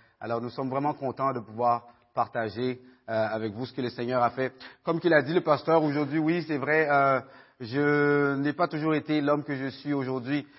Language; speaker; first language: French; early bilingual, other home language; Haitian Creole